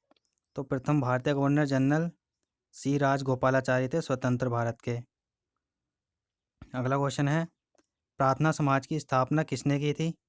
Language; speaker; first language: Hindi; native; Hindi